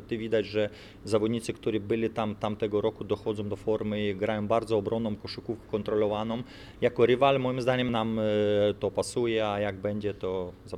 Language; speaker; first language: Polish; non-native, fluent; Lithuanian